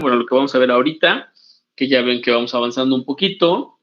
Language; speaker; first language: Spanish; native; Spanish